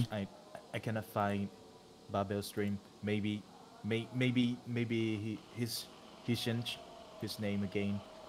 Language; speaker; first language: English; non-native, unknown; Thai